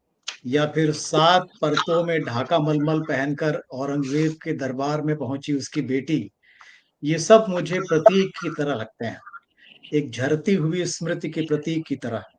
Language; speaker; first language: Hindi; native; Hindi